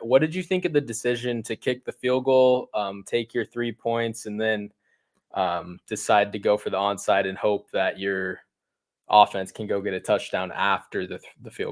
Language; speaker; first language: English; native; English